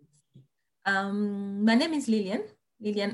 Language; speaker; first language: English; non-native, fluent; Kinyarwanda